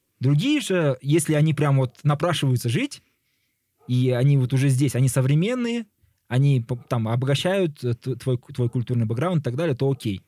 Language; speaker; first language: Russian; native; Russian